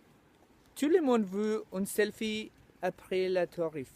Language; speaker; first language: French; non-native, learner; English